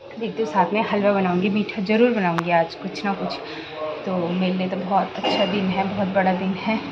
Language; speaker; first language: Hindi; native; Hindi